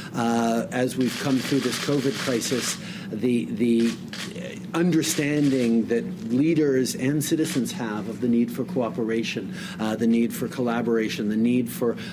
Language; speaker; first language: English; early bilingual, other home language; French